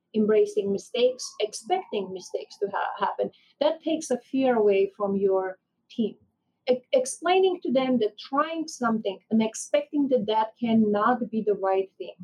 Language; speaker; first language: English; non-native, fluent; Armenian